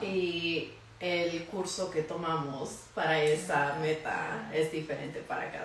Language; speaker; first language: Spanish; early bilingual, heritage; Spanish